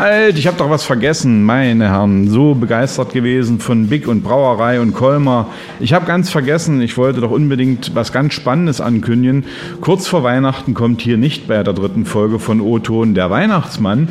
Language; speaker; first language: German; native; German